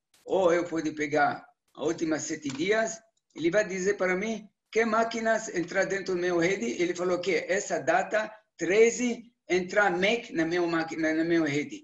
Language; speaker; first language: Portuguese; non-native, learner; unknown